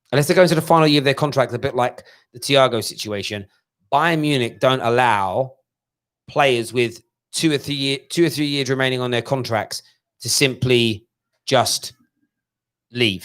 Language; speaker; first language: English; native; English